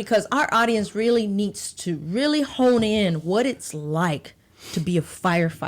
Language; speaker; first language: English; native; English